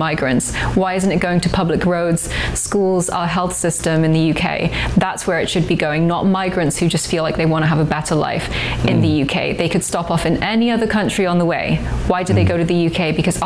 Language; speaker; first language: English; native; English